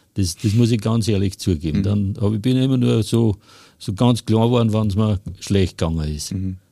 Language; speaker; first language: German; native; German